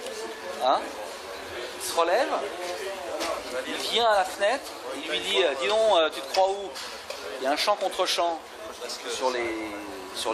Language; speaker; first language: French; native; French